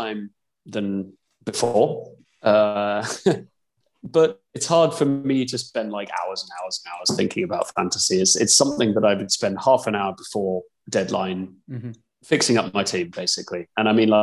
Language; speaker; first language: English; native; English